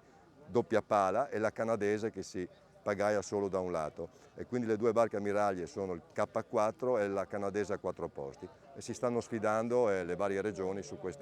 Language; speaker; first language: Italian; native; Italian